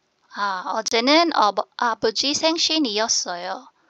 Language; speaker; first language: Korean; non-native, fluent; Filipino